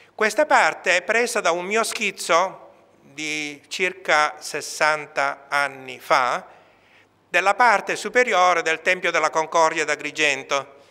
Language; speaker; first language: Italian; native; Italian